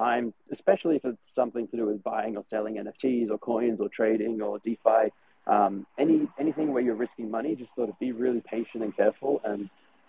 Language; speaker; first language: English; native; English